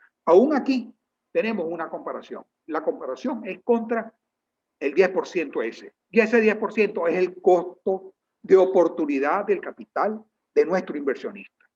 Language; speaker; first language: Spanish; native; Spanish